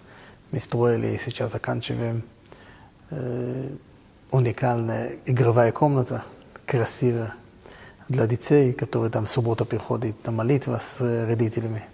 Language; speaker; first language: Russian; non-native, fluent; Hebrew